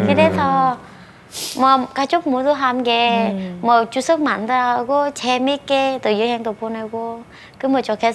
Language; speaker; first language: Korean; non-native, learner; Vietnamese